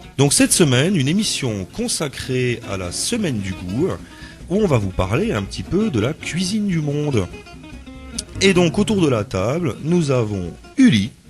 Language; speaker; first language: French; native; French